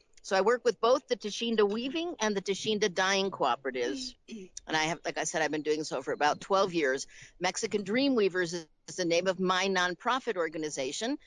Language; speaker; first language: English; native; English